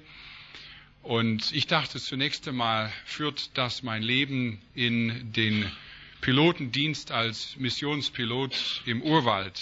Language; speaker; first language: German; non-native, fluent; English